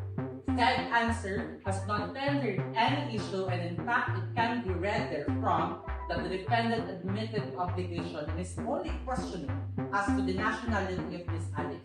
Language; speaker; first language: English; non-native, local second language; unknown